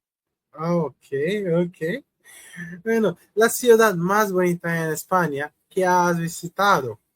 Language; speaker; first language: Spanish; non-native, learner; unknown